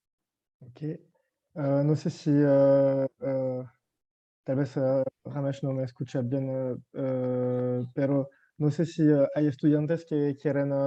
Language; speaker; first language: Spanish; non-native, fluent; French